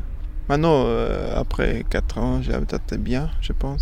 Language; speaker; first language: French; non-native, learner; Afrikaans